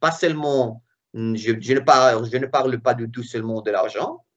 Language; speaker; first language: French; non-native, fluent; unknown